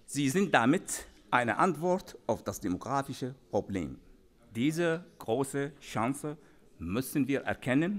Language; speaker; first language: German; non-native, fluent; Arabic